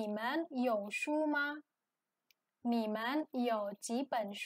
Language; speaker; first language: Chinese; non-native, fluent; Indonesian